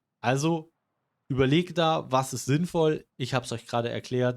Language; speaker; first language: German; native; German